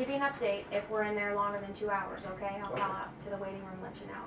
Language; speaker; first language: English; native; English